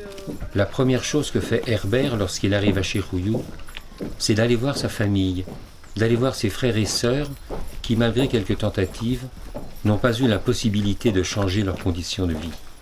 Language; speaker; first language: French; native; French